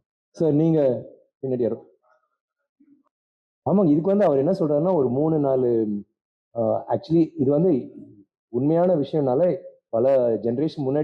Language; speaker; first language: Tamil; native; Tamil